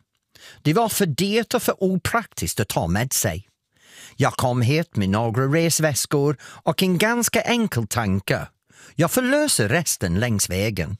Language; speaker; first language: Swedish; non-native, fluent; English